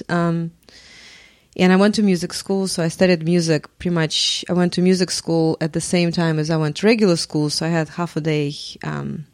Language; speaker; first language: English; non-native, fluent; Russian